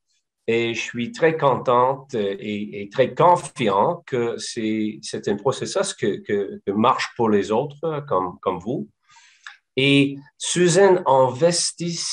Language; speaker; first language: French; non-native, local second language; English